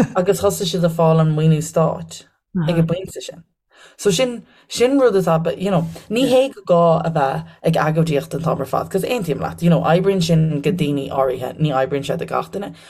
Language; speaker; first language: Irish; native; Irish